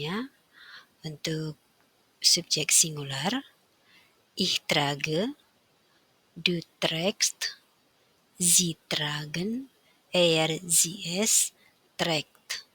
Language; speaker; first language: German; non-native, fluent; Indonesian